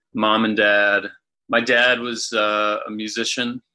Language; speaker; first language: English; native; English